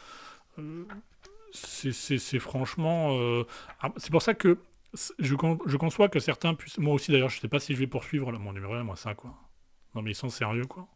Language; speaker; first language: French; native; French